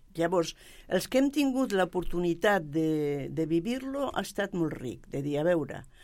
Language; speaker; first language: Catalan; non-native, local second language; Spanish